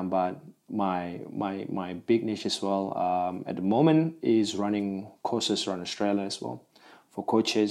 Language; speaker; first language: English; non-native, local second language; Malay